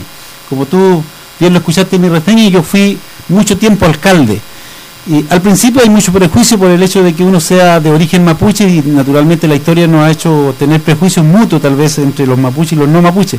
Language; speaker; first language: Spanish; native; Spanish